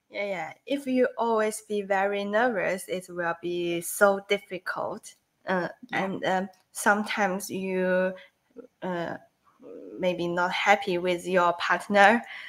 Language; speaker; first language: English; non-native, learner; Chinese